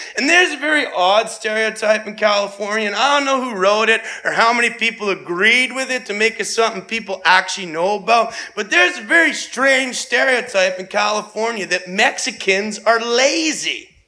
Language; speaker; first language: English; native; English